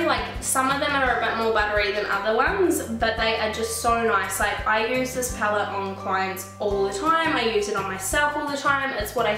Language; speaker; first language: English; native; English